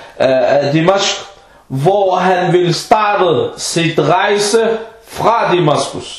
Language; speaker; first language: Danish; non-native, fluent; Arabic